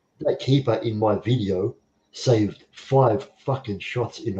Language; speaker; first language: English; native; English